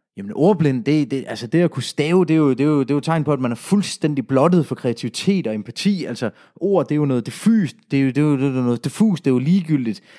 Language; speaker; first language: Danish; native; Danish